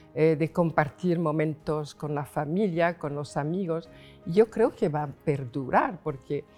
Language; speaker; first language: Spanish; non-native, fluent; French